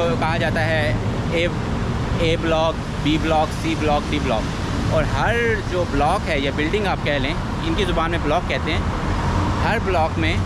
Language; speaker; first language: Urdu; native; Urdu